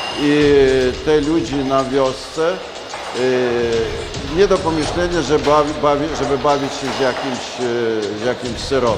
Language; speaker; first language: Polish; non-native, learner; Ukrainian